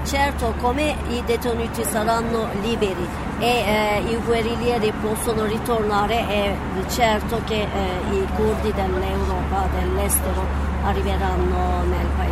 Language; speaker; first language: Italian; non-native, fluent; Turkish